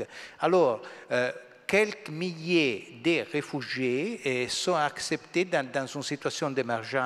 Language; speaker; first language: French; non-native, fluent; Italian